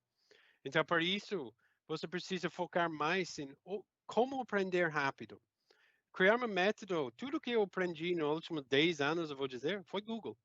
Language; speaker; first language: Portuguese; non-native, fluent; English